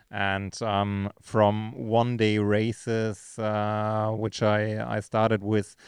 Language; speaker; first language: English; non-native, fluent; German